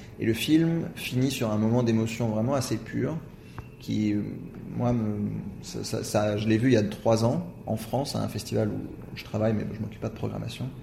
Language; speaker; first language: French; native; French